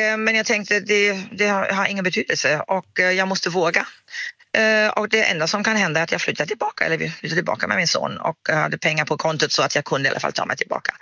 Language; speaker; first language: Swedish; non-native, fluent; German